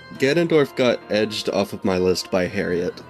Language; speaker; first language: English; native; English